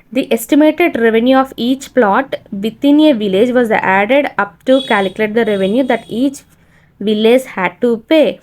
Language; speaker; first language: English; non-native, local second language; Telugu